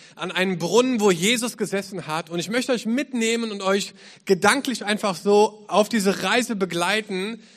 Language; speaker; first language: German; native; German